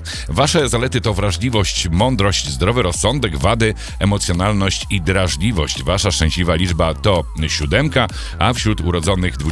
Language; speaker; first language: Polish; native; Polish